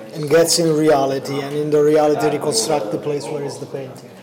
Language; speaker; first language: English; non-native, fluent; Italian